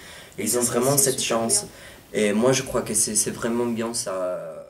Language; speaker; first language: French; non-native, fluent; Italian